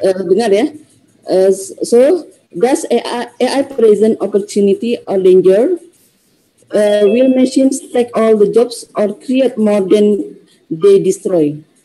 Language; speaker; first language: English; non-native, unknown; Indonesian